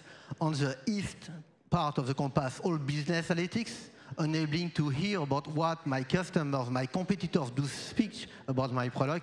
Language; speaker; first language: English; non-native, fluent; French